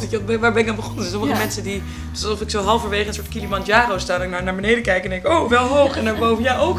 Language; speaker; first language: Dutch; native; Dutch